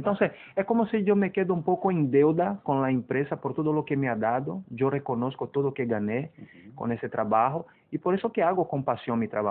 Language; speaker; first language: Spanish; non-native, fluent; Portuguese